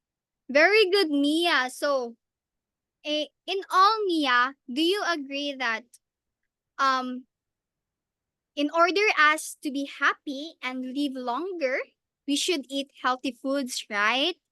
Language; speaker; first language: English; non-native, local second language; Filipino